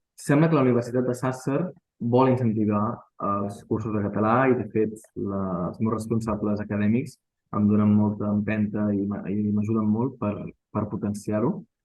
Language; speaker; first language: Catalan; native; Catalan